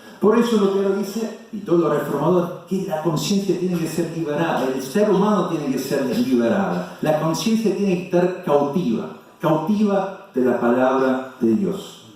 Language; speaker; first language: Spanish; non-native, fluent; German